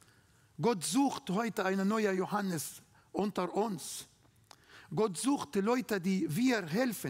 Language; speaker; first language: German; non-native, fluent; Arabic